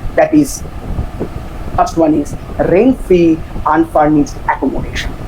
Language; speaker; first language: English; non-native, local second language; Bangla